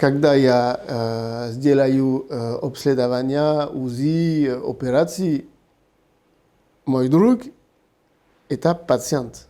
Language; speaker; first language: Russian; non-native, learner; French